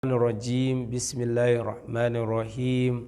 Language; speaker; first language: Arabic; non-native, fluent; Hausa